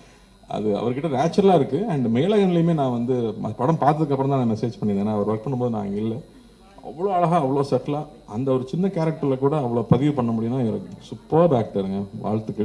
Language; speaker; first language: Tamil; native; Tamil